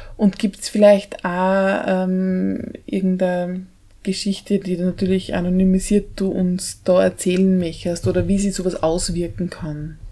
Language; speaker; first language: German; native; German